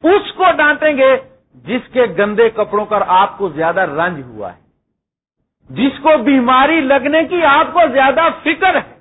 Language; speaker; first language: Urdu; non-native, local second language; Punjabi